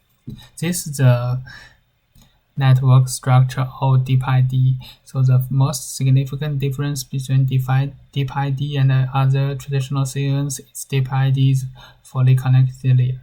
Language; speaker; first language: English; non-native, learner; Chinese